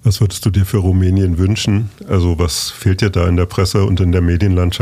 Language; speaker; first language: German; native; German